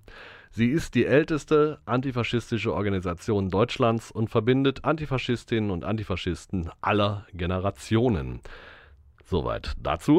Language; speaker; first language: German; native; German